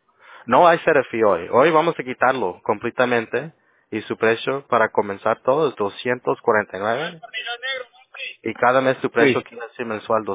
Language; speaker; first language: Spanish; early bilingual, heritage; Spanish